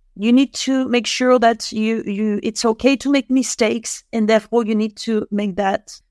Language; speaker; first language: English; non-native, fluent; French